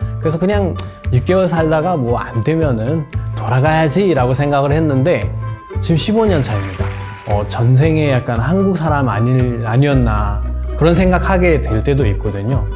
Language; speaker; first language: Korean; non-native, fluent; Nepali